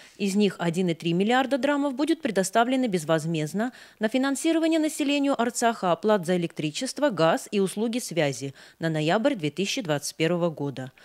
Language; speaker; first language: Russian; non-native, local second language; Armenian